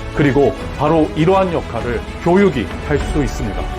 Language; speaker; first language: Korean; native; Korean